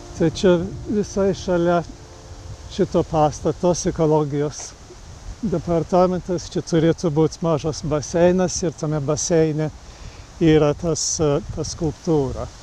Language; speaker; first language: Lithuanian; early bilingual, heritage; Lithuanian